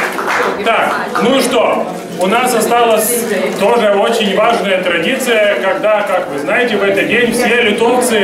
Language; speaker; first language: Russian; non-native, fluent; Lithuanian